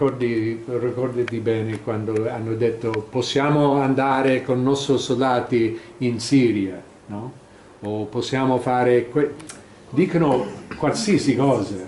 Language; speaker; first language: Italian; non-native, fluent; English